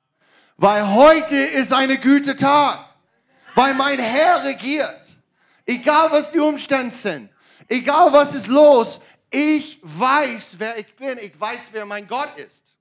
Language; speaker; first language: German; non-native, learner; English